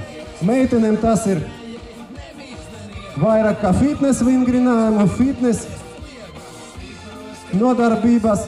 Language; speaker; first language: Latvian; non-native, local second language; Russian